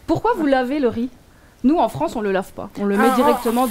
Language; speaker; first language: French; native; French